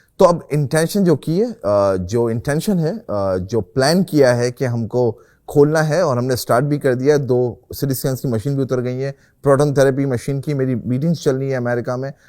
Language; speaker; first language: Urdu; native; Urdu